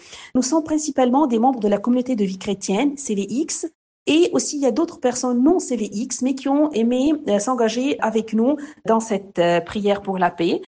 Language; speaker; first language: French; non-native, local second language; Arabic